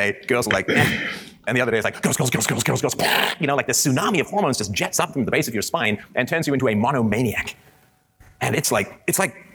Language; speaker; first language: English; native; English